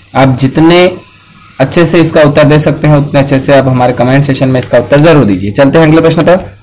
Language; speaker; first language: Hindi; native; Hindi